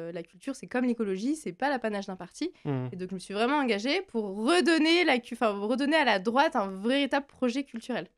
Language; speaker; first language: French; native; French